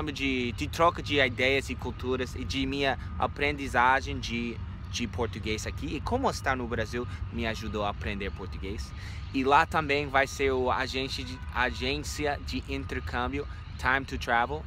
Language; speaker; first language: Portuguese; non-native, fluent; English